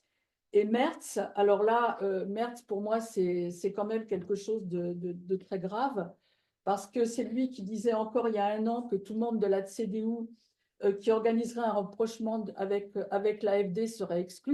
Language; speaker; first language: French; native; French